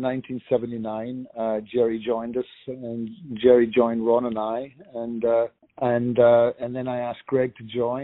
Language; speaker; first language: English; native; English